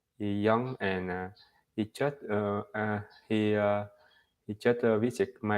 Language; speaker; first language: English; non-native, learner; Vietnamese